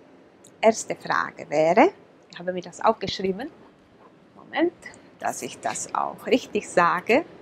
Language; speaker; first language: German; non-native, fluent; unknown